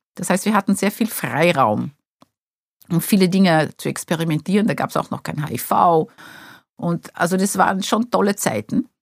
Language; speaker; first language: German; non-native, fluent; Portuguese